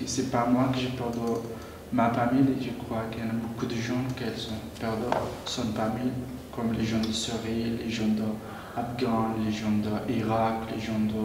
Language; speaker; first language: French; non-native, learner; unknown